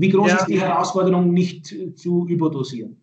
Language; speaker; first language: German; native; German